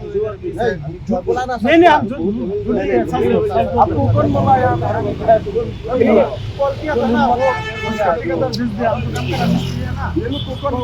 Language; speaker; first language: Hindi; non-native, local second language; Khasi